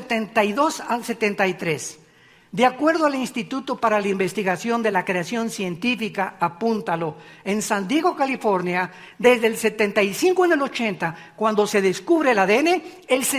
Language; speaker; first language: Spanish; native; Spanish